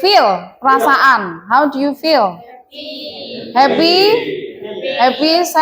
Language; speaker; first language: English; non-native, fluent; Indonesian